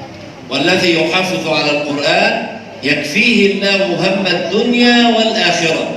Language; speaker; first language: Arabic; native; Arabic